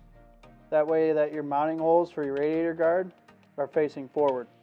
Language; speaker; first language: English; native; English